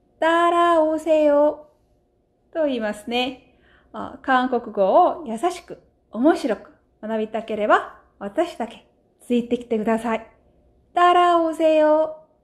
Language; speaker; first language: Japanese; non-native, fluent; Korean